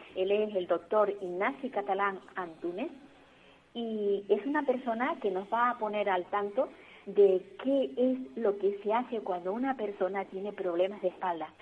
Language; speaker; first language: Spanish; native; Spanish